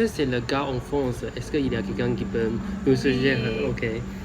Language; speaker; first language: French; non-native, learner; Chinese